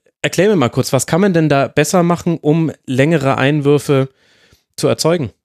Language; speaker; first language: German; native; German